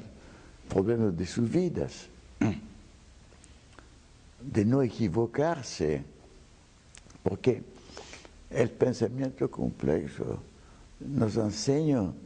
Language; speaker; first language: Spanish; non-native, fluent; French